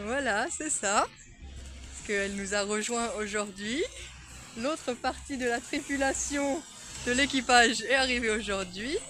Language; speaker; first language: French; native; French